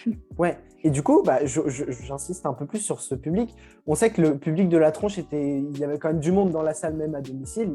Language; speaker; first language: French; native; French